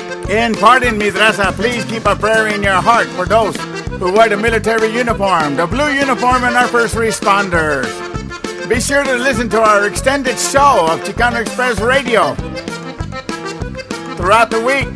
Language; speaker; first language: English; early bilingual, other home language; Spanish